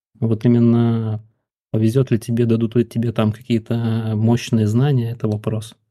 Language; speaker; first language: Russian; native; Russian